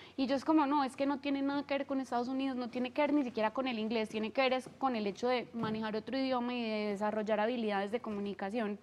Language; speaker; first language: Spanish; native; Spanish